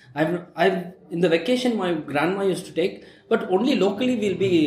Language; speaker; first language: English; non-native, local second language; Tamil